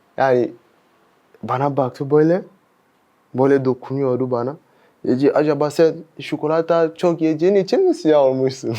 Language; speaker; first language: Turkish; non-native, fluent; French